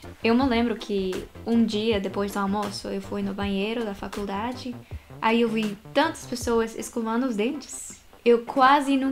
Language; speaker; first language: Portuguese; non-native, fluent; Japanese